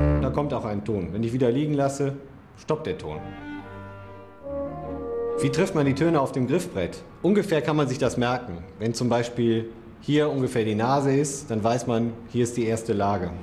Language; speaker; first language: German; native; German